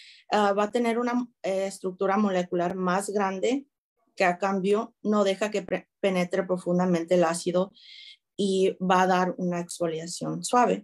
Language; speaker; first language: Spanish; early bilingual, heritage; Spanish